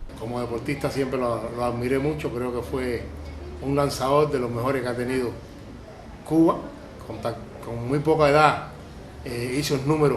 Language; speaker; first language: Spanish; native; Spanish